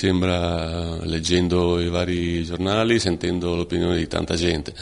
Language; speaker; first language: Italian; native; Italian